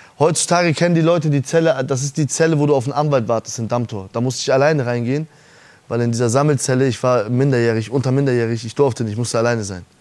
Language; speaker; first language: German; early bilingual, other home language; Persian